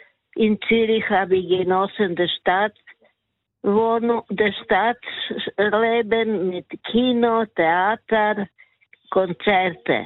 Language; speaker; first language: German; non-native, fluent; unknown